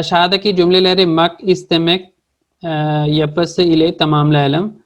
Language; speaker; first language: Turkish; non-native, fluent; Urdu